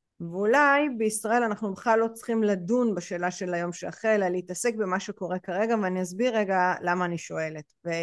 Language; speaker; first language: Hebrew; native; Hebrew